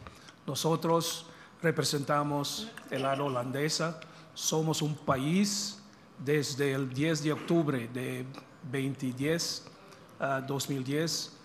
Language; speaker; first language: Spanish; non-native, fluent; English